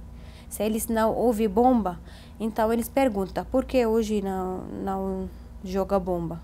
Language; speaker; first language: Portuguese; non-native, learner; Arabic